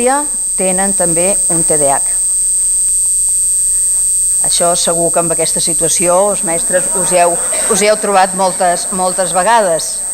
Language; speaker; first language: Catalan; native; Catalan